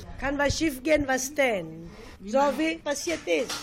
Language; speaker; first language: German; non-native, learner; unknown